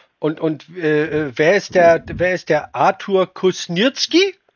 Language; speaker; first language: German; native; German